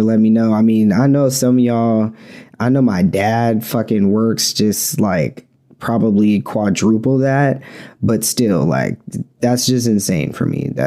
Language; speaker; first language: English; native; English